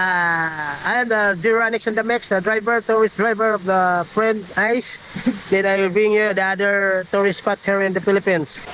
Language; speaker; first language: English; non-native, local second language; Cebuano